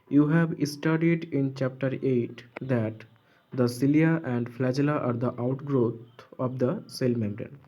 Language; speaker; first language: English; non-native, local second language; Bangla